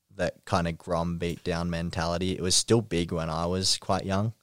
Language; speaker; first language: English; native; English